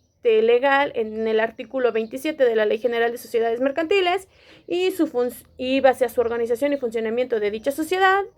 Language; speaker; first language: Spanish; native; Spanish